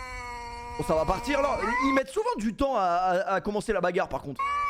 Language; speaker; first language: French; native; French